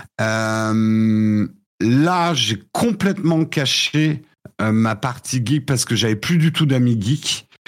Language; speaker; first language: French; early bilingual, other home language; English